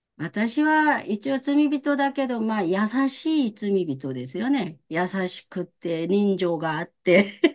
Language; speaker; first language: Japanese; non-native, fluent; Korean